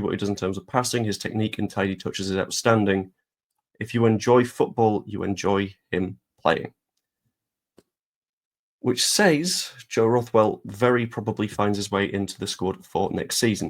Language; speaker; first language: English; native; English